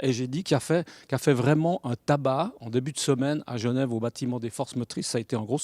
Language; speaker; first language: French; native; French